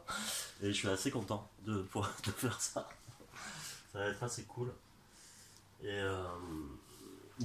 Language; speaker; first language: French; native; French